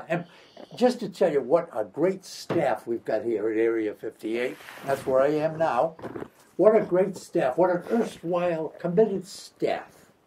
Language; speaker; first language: English; native; English